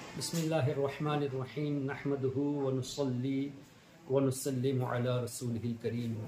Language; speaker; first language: Urdu; non-native, fluent; Tamil